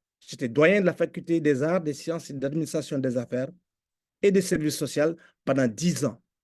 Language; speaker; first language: French; non-native, local second language; Fula